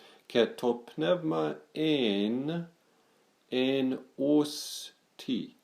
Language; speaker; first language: Greek; non-native, learner; English